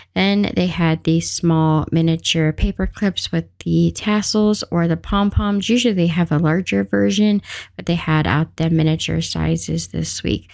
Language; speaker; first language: English; native; English